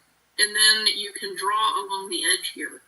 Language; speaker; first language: English; native; English